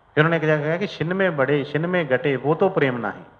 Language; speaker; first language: Hindi; non-native, local second language; Punjabi